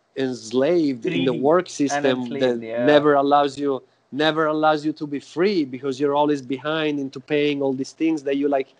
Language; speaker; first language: English; non-native, fluent; Italian